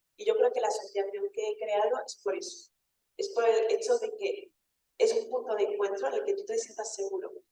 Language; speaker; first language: Spanish; early bilingual, other home language; Wolof